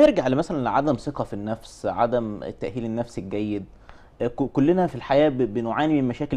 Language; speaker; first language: Arabic; native; Arabic